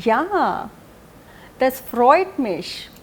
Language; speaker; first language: German; non-native, fluent; Hindi